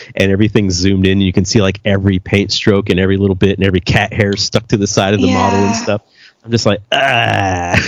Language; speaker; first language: English; native; English